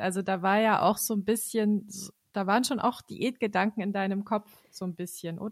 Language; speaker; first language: German; native; German